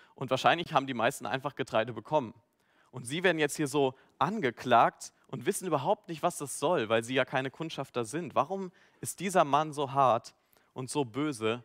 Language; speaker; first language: German; native; German